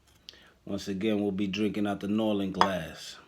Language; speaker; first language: English; native; English